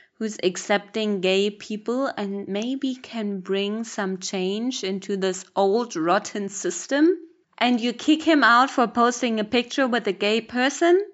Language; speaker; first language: English; non-native, fluent; German